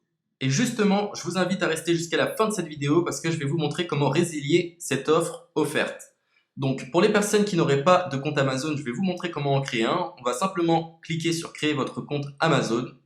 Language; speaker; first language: French; native; French